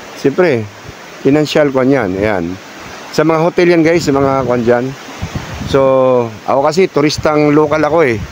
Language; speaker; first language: Filipino; non-native, local second language; Cebuano